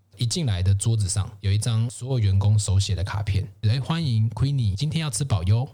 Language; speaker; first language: Chinese; native; Chinese